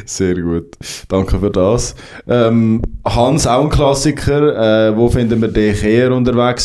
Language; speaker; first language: German; native; German